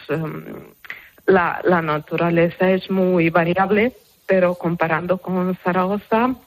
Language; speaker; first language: Spanish; non-native, fluent; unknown